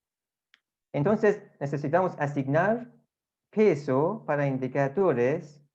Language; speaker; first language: Spanish; non-native, fluent; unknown